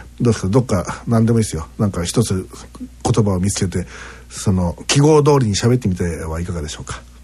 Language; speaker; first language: Japanese; native; Japanese